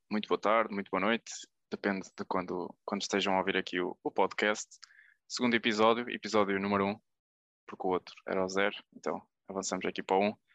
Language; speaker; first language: Portuguese; native; Portuguese